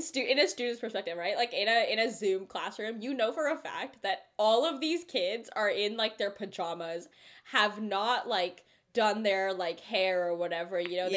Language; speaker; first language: English; early bilingual, other home language; Telugu